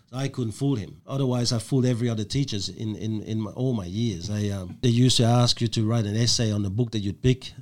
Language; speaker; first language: English; non-native, fluent; French